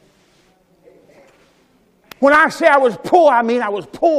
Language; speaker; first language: English; native; English